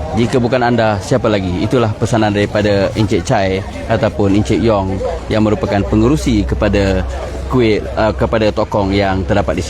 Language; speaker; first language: Malay; native; Malay